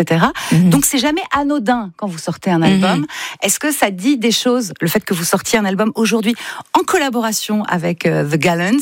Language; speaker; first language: French; native; French